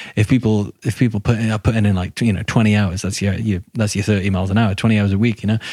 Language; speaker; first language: English; native; English